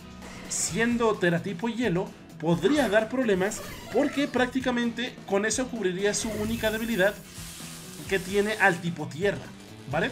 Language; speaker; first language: Spanish; native; Spanish